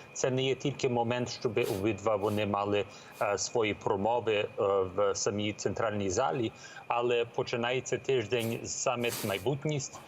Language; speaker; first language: Ukrainian; early bilingual, heritage; Ukrainian